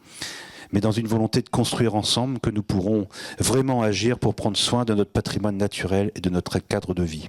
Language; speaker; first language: French; native; French